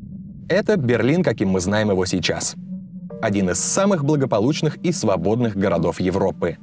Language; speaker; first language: Russian; native; Russian